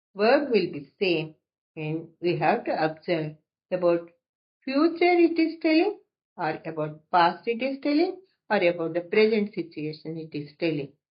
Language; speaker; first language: English; non-native, local second language; Telugu